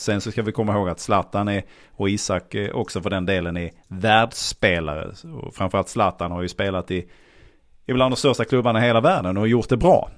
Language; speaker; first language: Swedish; native; Swedish